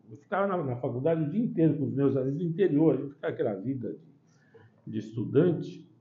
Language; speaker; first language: Portuguese; early bilingual, heritage; Portuguese